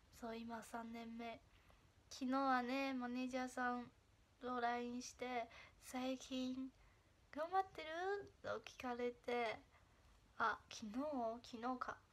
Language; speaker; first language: Japanese; non-native, fluent; Chinese